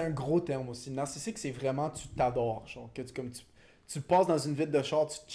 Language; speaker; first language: French; native; French